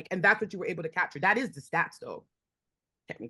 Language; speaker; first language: English; native; English